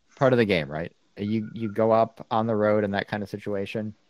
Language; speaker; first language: English; native; English